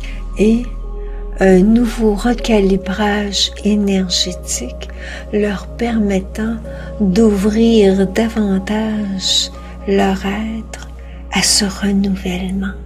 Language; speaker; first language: French; native; French